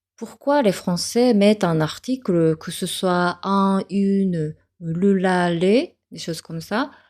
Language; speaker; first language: French; non-native, fluent; Japanese